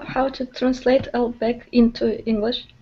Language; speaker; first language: English; non-native, learner; Russian